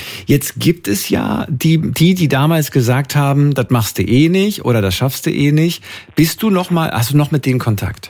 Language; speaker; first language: German; native; German